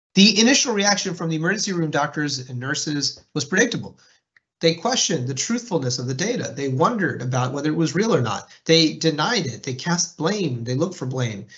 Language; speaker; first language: English; native; English